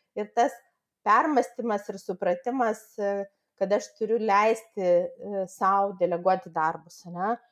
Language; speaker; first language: Lithuanian; non-native, local second language; Russian